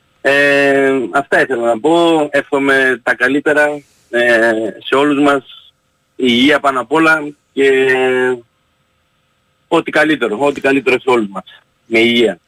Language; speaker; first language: Greek; native; Greek